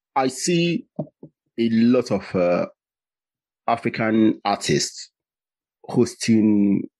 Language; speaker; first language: English; non-native, local second language; Igbo